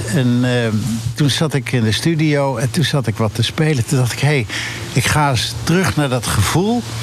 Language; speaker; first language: Dutch; native; Dutch